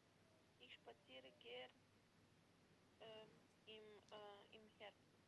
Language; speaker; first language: German; non-native, learner; Macedonian